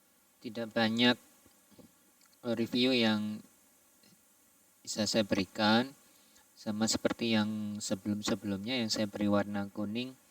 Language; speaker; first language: Indonesian; native; Indonesian